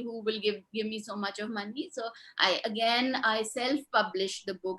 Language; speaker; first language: English; non-native, local second language; Hindi